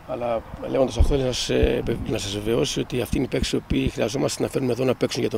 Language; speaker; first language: Greek; native; Greek